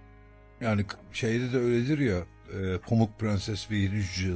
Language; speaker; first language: Turkish; native; Turkish